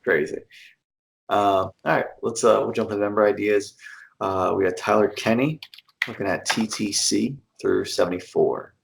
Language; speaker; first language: English; native; English